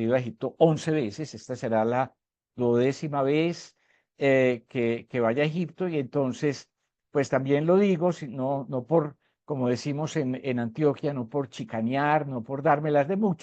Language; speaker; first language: Spanish; native; Spanish